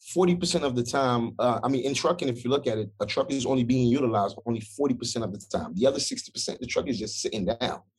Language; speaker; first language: English; early bilingual, other home language; Haitian Creole